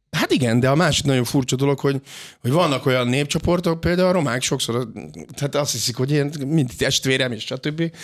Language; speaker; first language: Hungarian; native; Hungarian